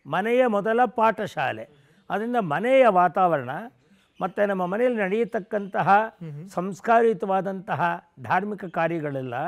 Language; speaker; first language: Kannada; non-native, local second language; Tamil